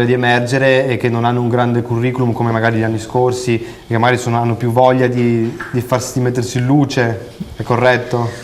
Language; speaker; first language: Italian; native; Italian